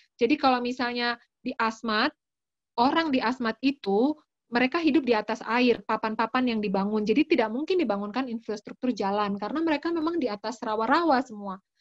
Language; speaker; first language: Indonesian; native; Indonesian